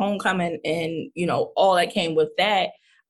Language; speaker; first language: English; native; English